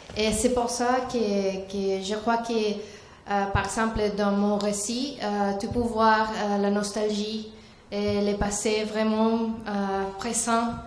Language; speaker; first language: French; non-native, learner; Spanish